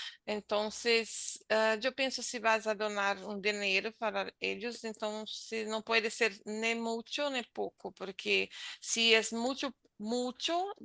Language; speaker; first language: Spanish; non-native, learner; Portuguese